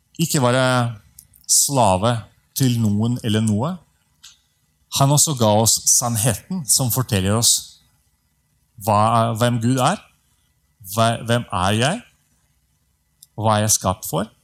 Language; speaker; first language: Norwegian; non-native, fluent; Russian